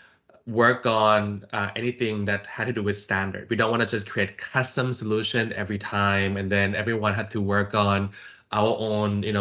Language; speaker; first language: English; non-native, fluent; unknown